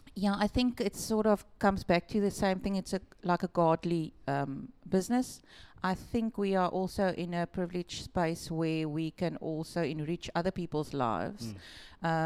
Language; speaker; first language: English; non-native, local second language; Afrikaans